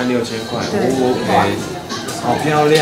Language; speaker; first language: Chinese; native; Chinese